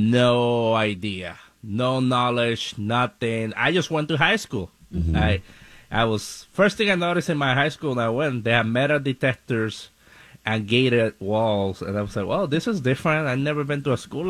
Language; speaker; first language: English; non-native, fluent; Spanish